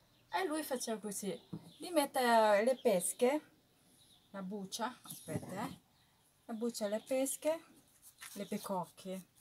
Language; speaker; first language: Italian; non-native, learner; Thai